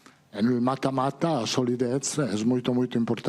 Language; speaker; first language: Portuguese; non-native, fluent; Italian